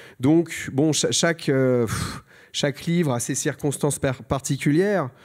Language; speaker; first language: French; native; French